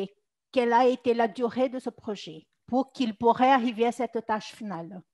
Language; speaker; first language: French; non-native, fluent; Portuguese